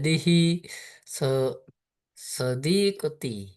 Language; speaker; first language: Arabic; non-native, learner; Indonesian